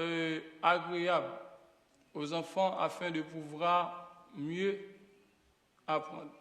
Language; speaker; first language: French; non-native, local second language; Haitian Creole